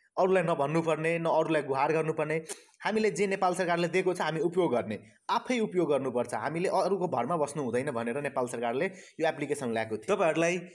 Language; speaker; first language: Nepali; non-native, local second language; Maithili